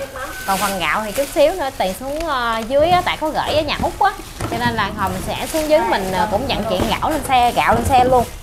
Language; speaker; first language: Vietnamese; native; Vietnamese